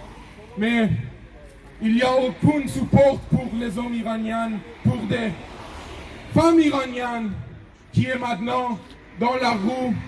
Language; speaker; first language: French; non-native, learner; Persian